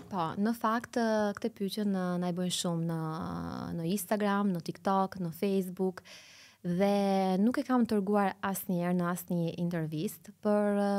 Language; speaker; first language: Albanian; early bilingual, heritage; Albanian